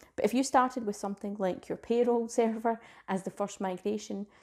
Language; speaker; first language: English; native; English